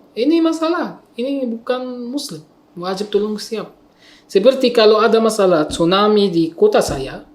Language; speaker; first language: Indonesian; non-native, learner; Arabic